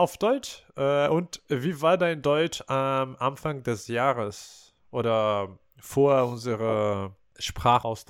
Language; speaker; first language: German; non-native, fluent; Portuguese